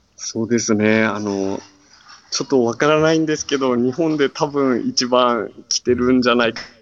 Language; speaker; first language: Japanese; native; Japanese